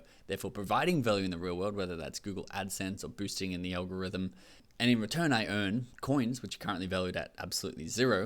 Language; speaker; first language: English; native; English